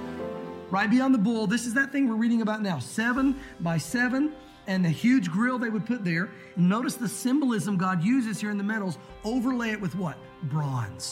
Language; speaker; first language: English; native; English